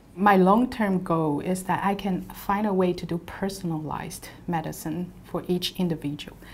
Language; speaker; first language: English; non-native, fluent; Chinese